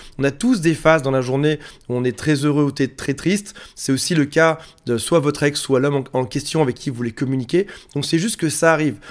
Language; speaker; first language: French; native; French